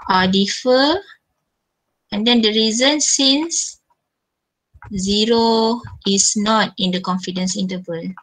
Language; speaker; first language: English; non-native, local second language; Malay